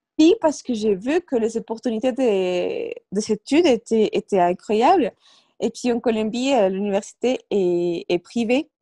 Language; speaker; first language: French; non-native, fluent; Spanish